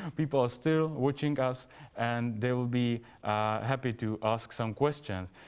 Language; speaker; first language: English; non-native, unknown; Czech